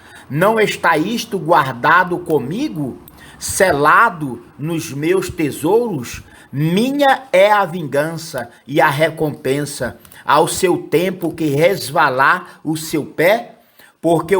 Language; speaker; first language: Portuguese; native; Portuguese